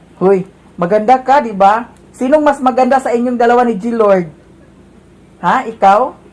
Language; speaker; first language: Filipino; non-native, local second language; Cebuano